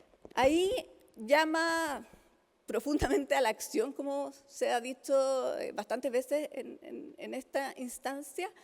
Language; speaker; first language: Spanish; native; Spanish